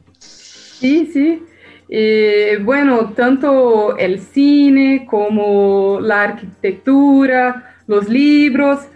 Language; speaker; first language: Spanish; non-native, learner; Portuguese